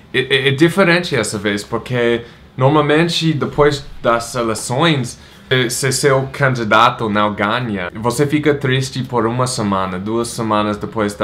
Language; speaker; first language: Portuguese; non-native, fluent; English